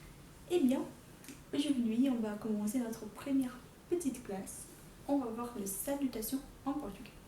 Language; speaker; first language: French; non-native, fluent; Portuguese